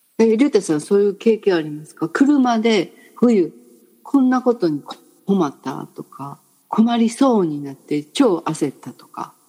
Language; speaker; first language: Japanese; native; Japanese